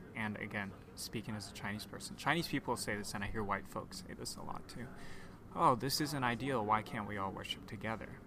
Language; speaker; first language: English; non-native, local second language; Cantonese